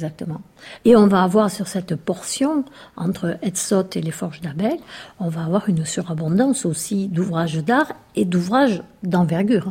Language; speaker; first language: French; native; French